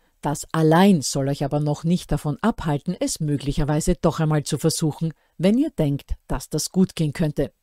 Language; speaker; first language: German; native; German